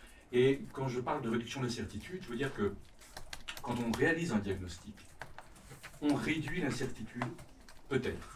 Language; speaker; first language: French; native; French